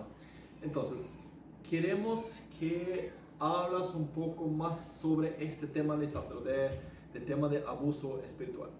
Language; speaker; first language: Spanish; non-native, fluent; Norwegian